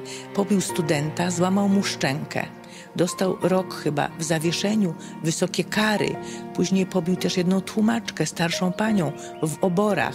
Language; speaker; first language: Polish; native; Polish